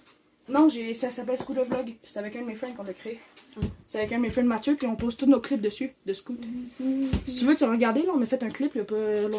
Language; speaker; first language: French; native; French